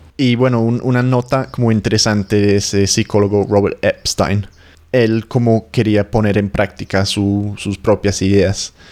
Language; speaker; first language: Spanish; non-native, fluent; English